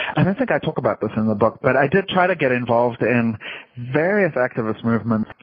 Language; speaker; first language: English; native; English